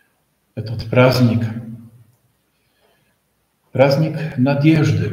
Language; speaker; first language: Russian; non-native, fluent; Polish